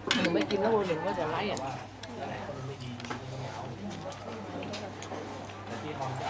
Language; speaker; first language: Thai; native; Thai